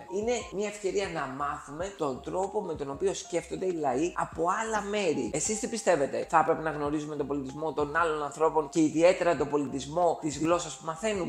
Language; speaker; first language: Greek; native; Greek